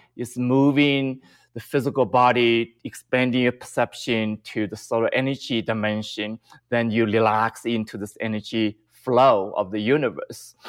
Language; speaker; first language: English; non-native, fluent; Chinese